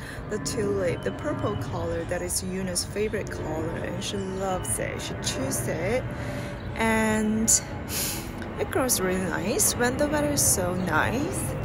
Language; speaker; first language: English; non-native, fluent; Chinese